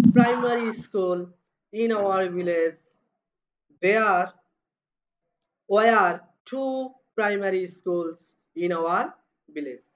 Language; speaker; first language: English; non-native, local second language; Bangla